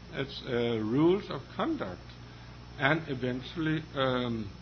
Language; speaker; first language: English; non-native, fluent; Danish